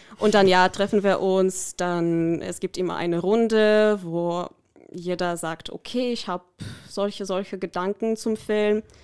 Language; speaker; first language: German; non-native, fluent; Korean